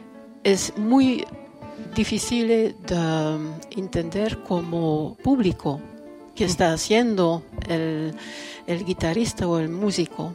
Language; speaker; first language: Spanish; non-native, fluent; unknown